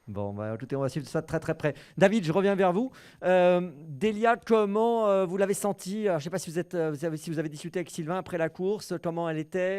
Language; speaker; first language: French; native; French